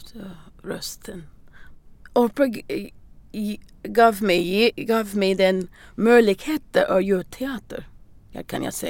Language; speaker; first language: Swedish; non-native, learner; English